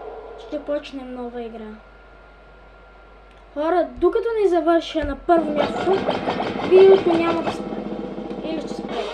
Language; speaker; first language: Bulgarian; native; Bulgarian